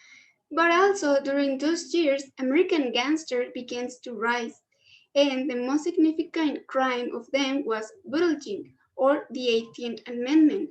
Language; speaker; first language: English; non-native, learner; Spanish